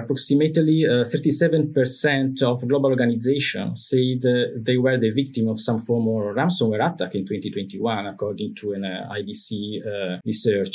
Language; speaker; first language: English; non-native, fluent; Italian